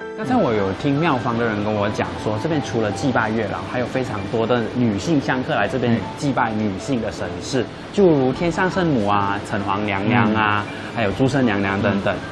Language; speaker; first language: Chinese; native; Chinese